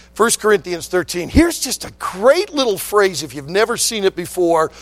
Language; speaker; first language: English; native; English